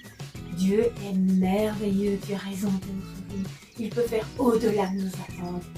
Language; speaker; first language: French; native; French